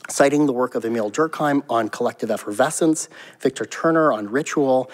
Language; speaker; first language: English; native; English